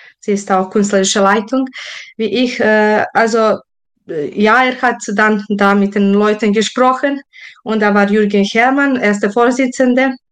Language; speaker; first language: German; non-native, fluent; Serbian